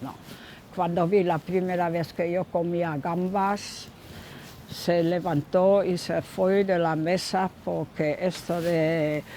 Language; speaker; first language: Spanish; non-native, fluent; German